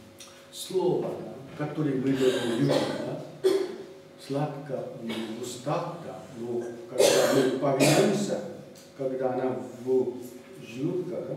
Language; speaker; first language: Russian; non-native, learner; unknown